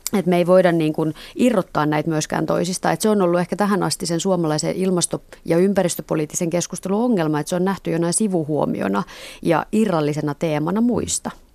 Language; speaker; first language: Finnish; native; Finnish